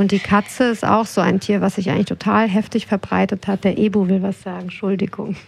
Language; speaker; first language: German; native; German